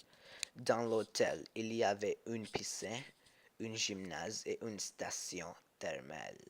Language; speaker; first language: French; non-native, learner; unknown